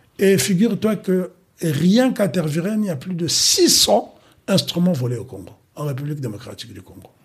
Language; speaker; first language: French; non-native, local second language; Kongo